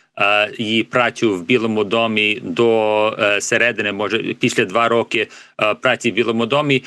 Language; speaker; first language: Ukrainian; early bilingual, heritage; English